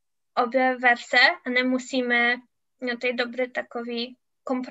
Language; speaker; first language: Czech; non-native, learner; English